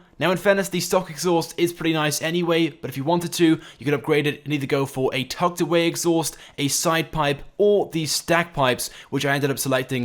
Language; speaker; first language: English; native; English